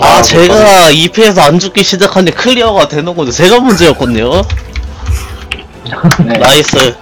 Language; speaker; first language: Korean; native; Korean